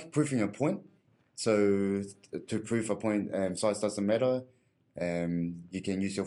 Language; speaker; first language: English; native; English